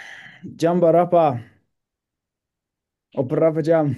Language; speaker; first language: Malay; non-native, learner; English